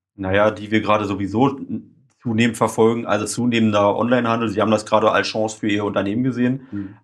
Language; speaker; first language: German; native; German